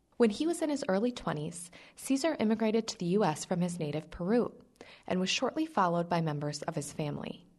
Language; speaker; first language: English; native; English